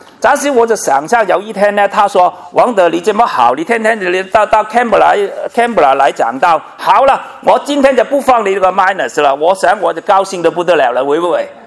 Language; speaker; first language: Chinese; non-native, local second language; Cantonese